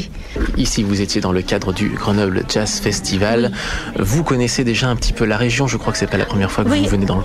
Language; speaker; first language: French; native; French